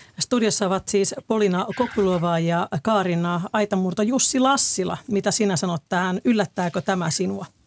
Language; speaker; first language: Finnish; native; Finnish